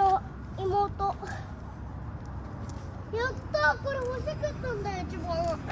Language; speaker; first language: Japanese; early bilingual, other home language; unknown